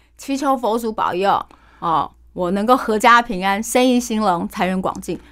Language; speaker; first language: Chinese; native; Chinese